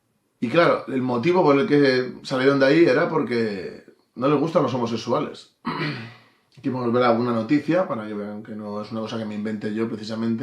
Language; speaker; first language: Spanish; native; Spanish